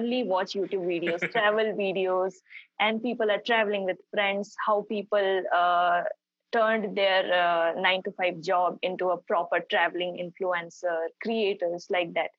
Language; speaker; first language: English; non-native, local second language; Hindi